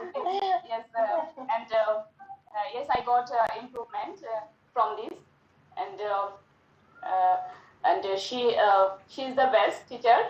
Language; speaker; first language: English; non-native, learner; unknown